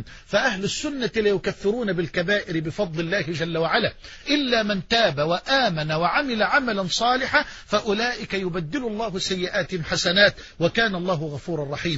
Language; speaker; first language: Arabic; native; Arabic